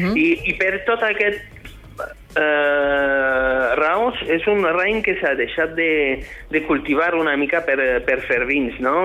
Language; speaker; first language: Catalan; non-native, fluent; French